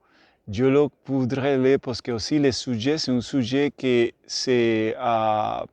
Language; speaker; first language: French; non-native, learner; Spanish